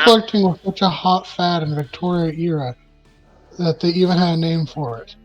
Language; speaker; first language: English; native; English